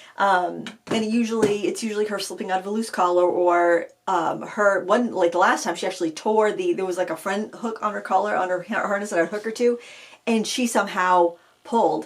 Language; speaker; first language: English; native; English